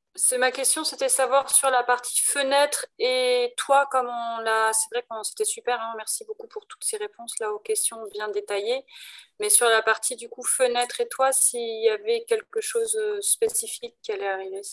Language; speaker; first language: French; native; French